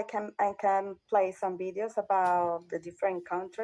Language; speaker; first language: English; non-native, learner; Spanish